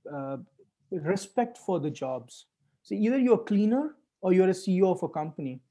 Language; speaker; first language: English; non-native, local second language; Hindi